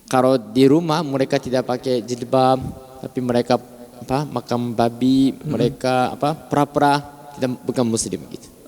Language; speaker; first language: Indonesian; non-native, fluent; Japanese